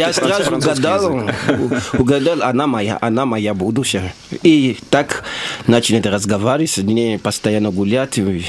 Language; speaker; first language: Russian; non-native, learner; Lingala